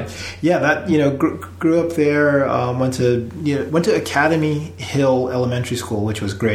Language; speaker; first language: English; native; English